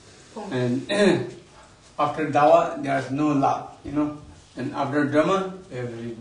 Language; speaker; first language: English; non-native, learner; Tibetan